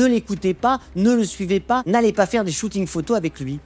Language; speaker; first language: French; native; French